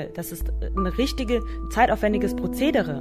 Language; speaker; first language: German; native; German